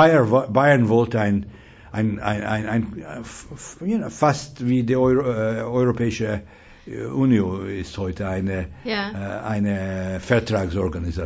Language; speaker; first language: German; non-native, fluent; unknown